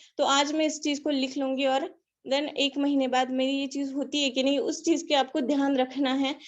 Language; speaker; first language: Hindi; non-native, local second language; Marathi